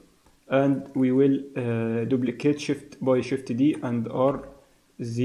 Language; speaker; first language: English; non-native, fluent; Arabic